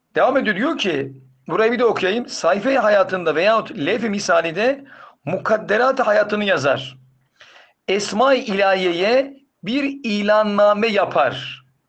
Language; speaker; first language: Turkish; native; Turkish